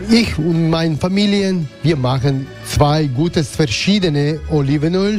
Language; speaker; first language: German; non-native, learner; Croatian